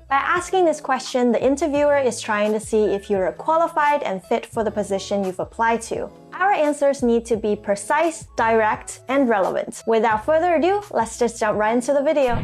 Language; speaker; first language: English; non-native, fluent; Chinese